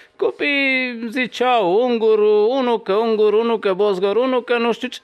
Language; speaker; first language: Romanian; non-native, local second language; Hungarian